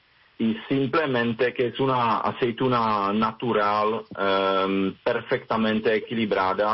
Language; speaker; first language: Spanish; non-native, fluent; Czech